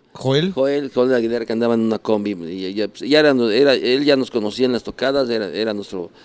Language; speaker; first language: Spanish; native; Spanish